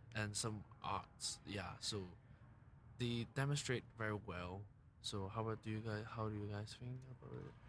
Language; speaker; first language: English; non-native, local second language; Cantonese